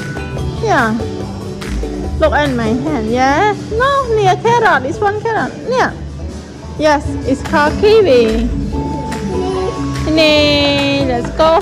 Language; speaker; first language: English; non-native, learner; Khmer